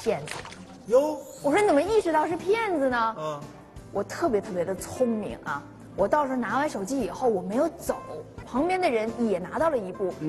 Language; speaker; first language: Chinese; native; Chinese